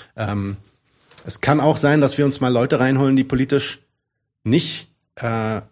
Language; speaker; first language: German; early bilingual, other home language; Arabic